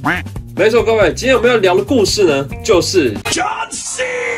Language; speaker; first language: Chinese; native; Chinese